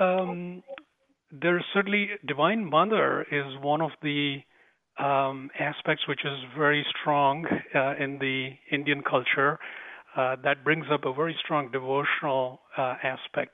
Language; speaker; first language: English; non-native, local second language; Tamil